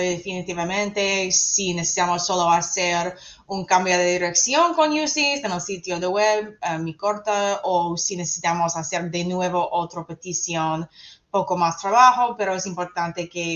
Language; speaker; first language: Spanish; non-native, fluent; English